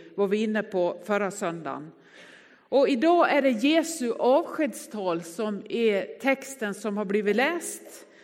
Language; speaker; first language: Swedish; native; Swedish